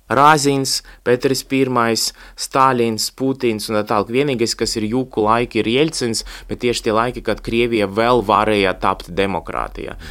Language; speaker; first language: Latvian; non-native, local second language; Russian